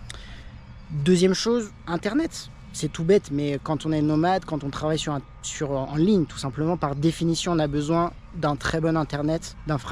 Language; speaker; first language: French; native; French